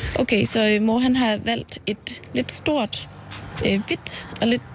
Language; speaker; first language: Danish; non-native, fluent; French